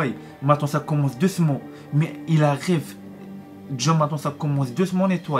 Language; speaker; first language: French; non-native, learner; Arabic